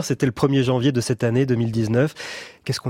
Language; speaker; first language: French; native; French